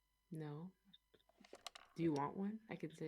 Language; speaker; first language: English; native; English